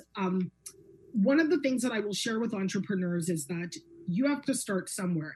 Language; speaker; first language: English; native; English